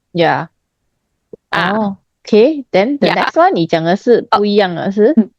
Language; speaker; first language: Chinese; native; Chinese